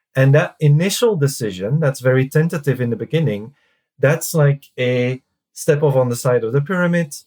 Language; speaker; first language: English; non-native, fluent; Dutch